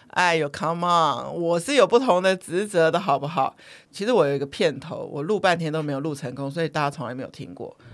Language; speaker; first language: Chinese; native; Chinese